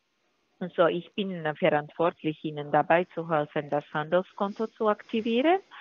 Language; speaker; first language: German; non-native, learner; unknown